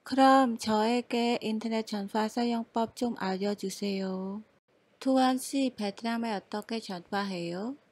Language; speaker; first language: Korean; non-native, fluent; Khmer